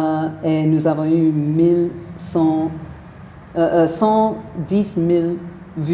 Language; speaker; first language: French; non-native, fluent; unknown